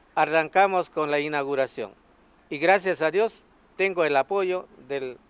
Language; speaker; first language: Spanish; native; Spanish